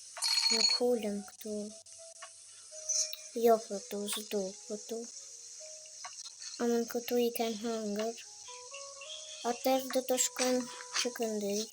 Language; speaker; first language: Albanian; early bilingual, heritage; Albanian